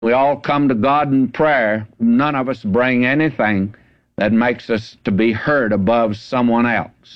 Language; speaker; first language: English; native; English